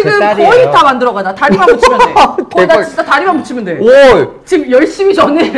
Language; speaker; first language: Korean; native; Korean